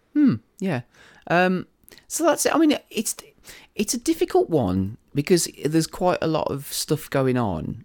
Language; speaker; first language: English; native; English